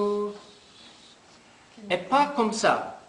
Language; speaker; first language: French; non-native, learner; English